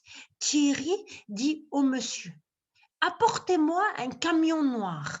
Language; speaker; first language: French; non-native, local second language; Arabic